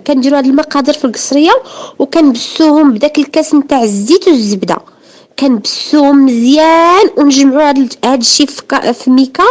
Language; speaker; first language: Arabic; native; Arabic